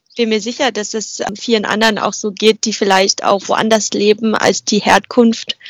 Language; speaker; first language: German; early bilingual, other home language; Vietnamese